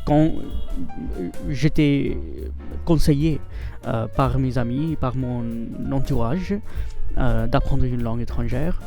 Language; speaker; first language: French; non-native, fluent; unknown